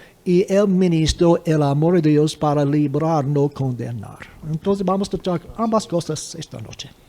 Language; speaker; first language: Spanish; non-native, fluent; English